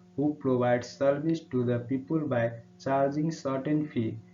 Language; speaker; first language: English; non-native, local second language; Nepali